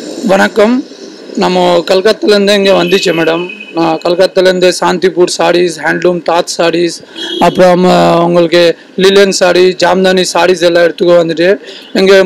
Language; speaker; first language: Tamil; non-native, fluent; Bangla